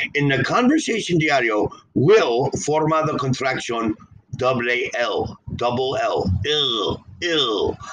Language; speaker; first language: English; native; English